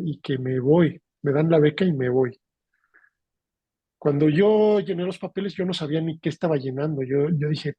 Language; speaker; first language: Spanish; native; Spanish